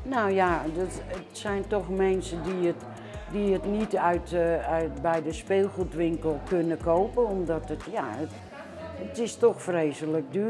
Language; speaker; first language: Dutch; non-native, fluent; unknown